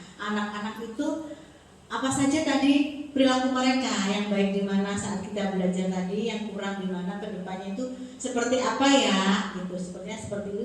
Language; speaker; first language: Indonesian; native; Indonesian